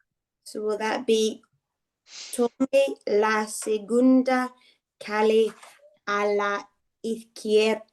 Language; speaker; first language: Spanish; non-native, learner; English